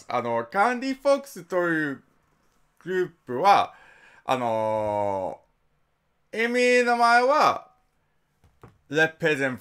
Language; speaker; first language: Japanese; non-native, learner; English